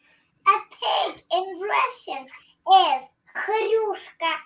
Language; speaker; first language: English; early bilingual, other home language; Russian